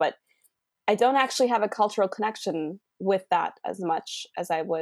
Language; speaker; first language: English; native; English